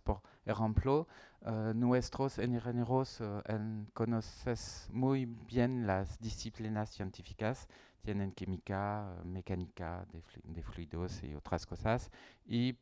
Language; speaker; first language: Spanish; non-native, learner; French